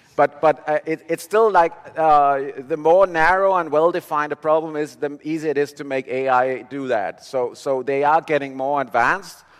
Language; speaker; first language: English; non-native, fluent; Danish